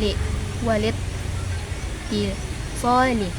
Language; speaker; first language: Arabic; non-native, learner; Indonesian